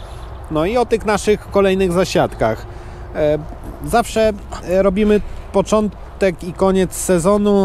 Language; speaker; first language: Polish; native; Polish